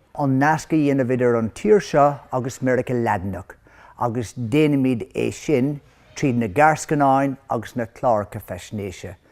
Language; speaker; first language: Irish; native; Irish